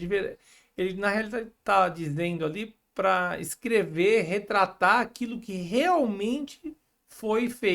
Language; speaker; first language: Portuguese; native; Portuguese